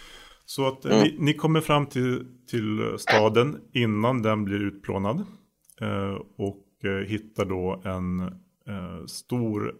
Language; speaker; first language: Swedish; native; Swedish